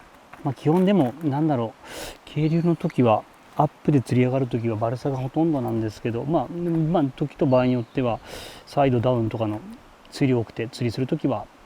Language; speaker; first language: Japanese; native; Japanese